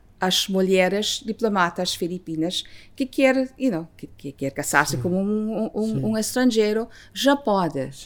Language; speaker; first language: Portuguese; non-native, learner; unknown